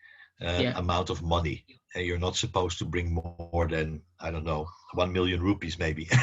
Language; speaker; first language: English; non-native, fluent; Dutch